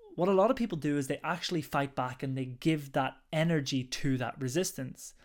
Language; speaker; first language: English; native; English